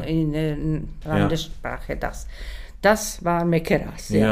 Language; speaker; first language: German; non-native, learner; Czech